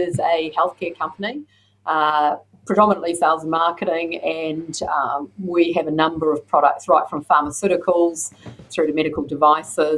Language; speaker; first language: English; native; English